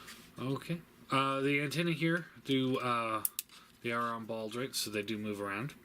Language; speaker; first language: English; native; English